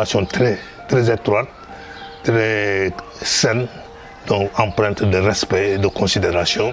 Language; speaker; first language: French; non-native, local second language; Wolof